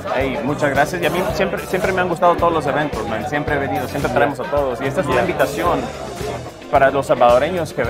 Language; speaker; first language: Spanish; native; Spanish